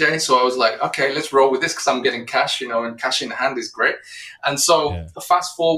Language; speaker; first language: English; native; English